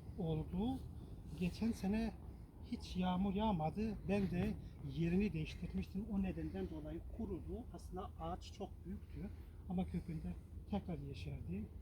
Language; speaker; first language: Turkish; non-native, local second language; Kurdish